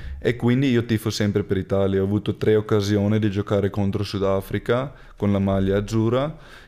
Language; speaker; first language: Italian; non-native, fluent; Afrikaans